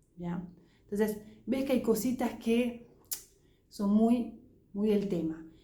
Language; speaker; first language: Spanish; non-native, fluent; French